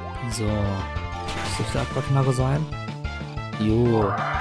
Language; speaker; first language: German; native; German